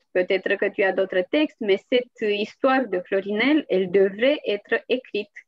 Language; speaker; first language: French; non-native, fluent; Romanian